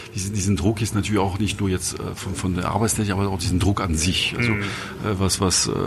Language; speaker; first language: German; non-native, fluent; French